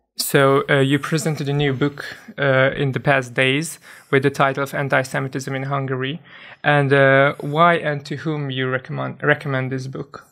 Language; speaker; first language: English; non-native, fluent; Hungarian